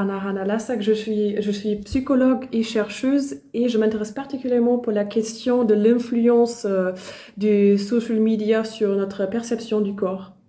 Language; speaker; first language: French; non-native, learner; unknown